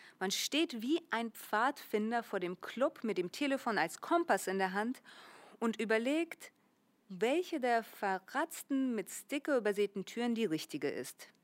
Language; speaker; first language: German; early bilingual, other home language; Russian